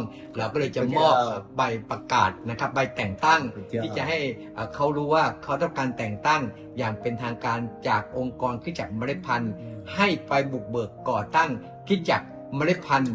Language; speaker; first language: Thai; native; Thai